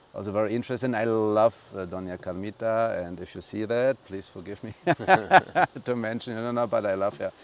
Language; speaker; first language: English; non-native, fluent; German